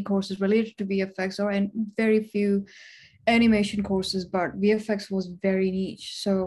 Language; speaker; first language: English; non-native, local second language; Urdu